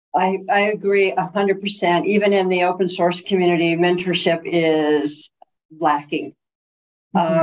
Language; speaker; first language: English; native; English